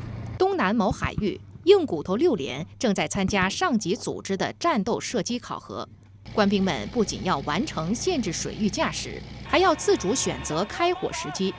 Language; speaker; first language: Chinese; native; Chinese